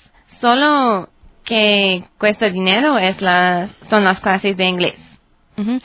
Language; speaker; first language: Spanish; non-native, learner; English